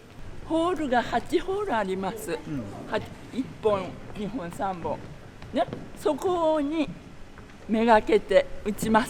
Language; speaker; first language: Japanese; native; Japanese